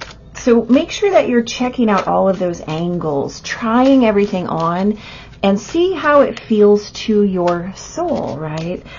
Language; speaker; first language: English; native; English